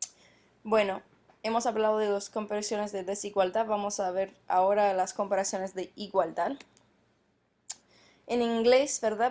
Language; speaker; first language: Spanish; non-native, fluent; English